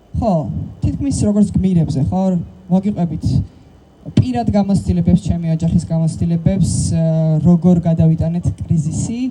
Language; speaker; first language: Georgian; non-native, local second language; Mingrelian